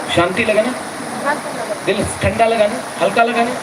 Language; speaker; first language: Hindi; non-native, local second language; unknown